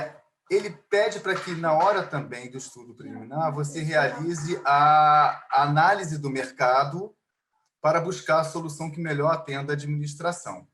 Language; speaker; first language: Portuguese; native; Portuguese